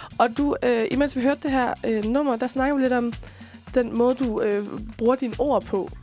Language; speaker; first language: Danish; native; Danish